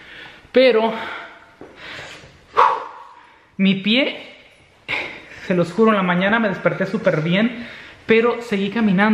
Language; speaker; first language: Spanish; native; Spanish